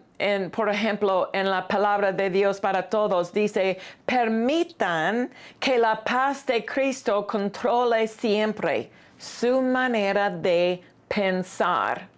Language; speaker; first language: Spanish; non-native, fluent; English